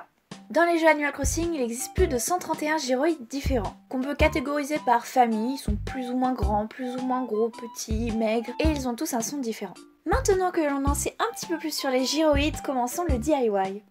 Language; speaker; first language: French; native; French